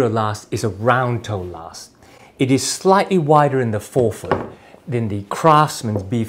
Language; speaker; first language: English; native; English